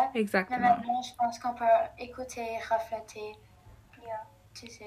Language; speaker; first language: French; non-native, local second language; English